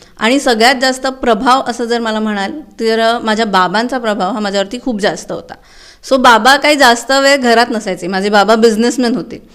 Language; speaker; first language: Marathi; native; Marathi